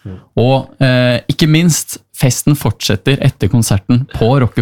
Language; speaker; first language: Norwegian; native; Norwegian